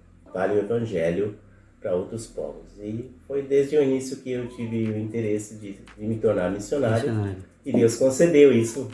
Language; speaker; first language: Portuguese; non-native, fluent; Spanish